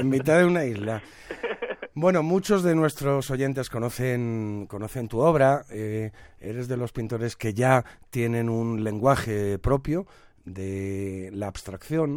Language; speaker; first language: Spanish; native; Spanish